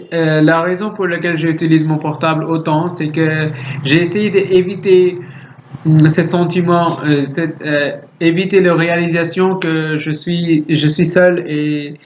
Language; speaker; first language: French; non-native, learner; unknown